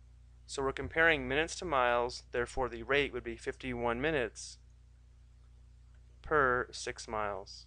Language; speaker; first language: English; native; English